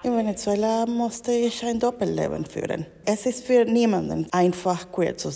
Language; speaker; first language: German; non-native, fluent; Spanish